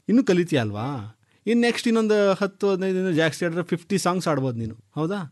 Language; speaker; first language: Kannada; native; Kannada